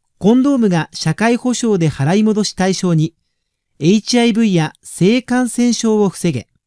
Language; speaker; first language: Japanese; native; Japanese